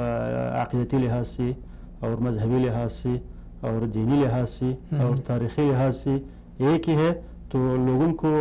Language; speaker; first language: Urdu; non-native, fluent; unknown